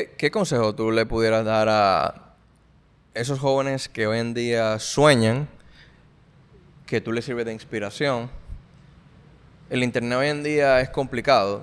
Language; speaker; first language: Spanish; native; Spanish